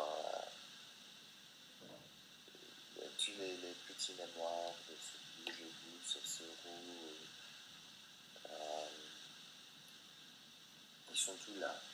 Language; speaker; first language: French; non-native, learner; English